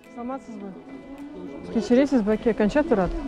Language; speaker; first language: Kyrgyz; non-native, learner; Russian